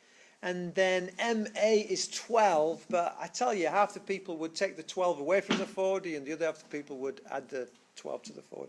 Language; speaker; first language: English; native; English